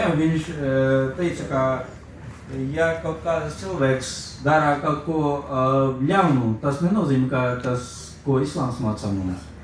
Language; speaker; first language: Latvian; non-native, learner; Urdu